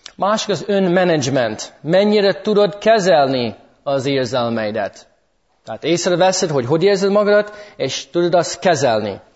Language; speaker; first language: Hungarian; early bilingual, heritage; English